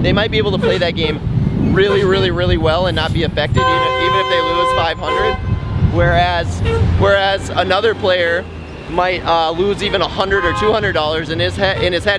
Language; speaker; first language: English; native; English